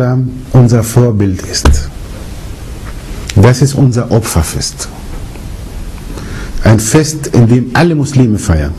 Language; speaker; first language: German; early bilingual, other home language; Arabic